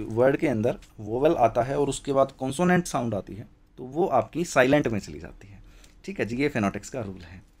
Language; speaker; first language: Hindi; native; Hindi